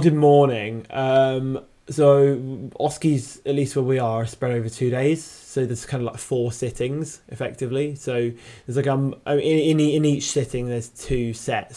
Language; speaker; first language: English; native; English